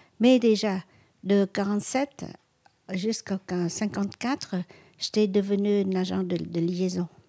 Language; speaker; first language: French; non-native, local second language; Vietnamese